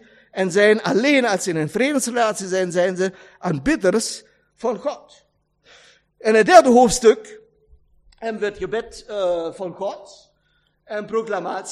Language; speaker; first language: Dutch; non-native, fluent; German